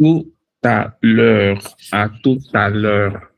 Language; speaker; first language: French; non-native, fluent; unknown